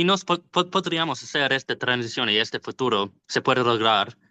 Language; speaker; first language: Spanish; non-native, learner; English